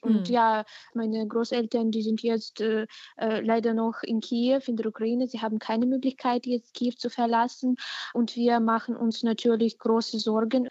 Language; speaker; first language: German; non-native, fluent; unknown